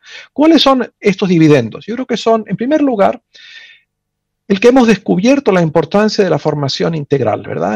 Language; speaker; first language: Spanish; native; Spanish